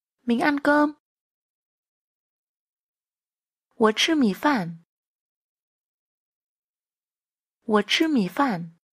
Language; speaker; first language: Chinese; non-native, fluent; Vietnamese